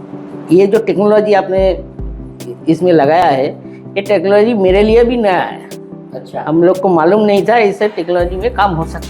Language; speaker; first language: Hindi; non-native, local second language; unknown